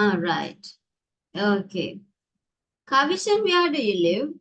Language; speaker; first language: English; non-native, local second language; Tamil